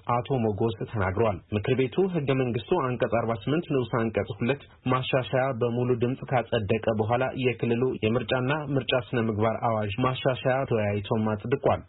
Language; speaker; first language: Amharic; non-native, local second language; Tigrinya